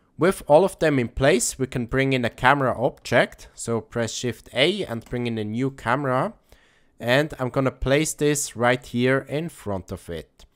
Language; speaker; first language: English; non-native, fluent; German